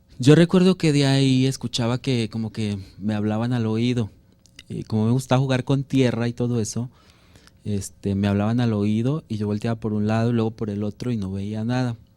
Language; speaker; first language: Spanish; native; Spanish